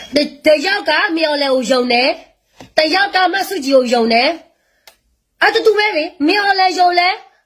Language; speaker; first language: Burmese; non-native, local second language; S'gaw Karen